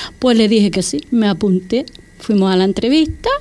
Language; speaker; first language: Spanish; native; Spanish